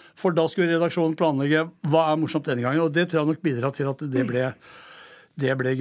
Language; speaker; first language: Norwegian; native; Norwegian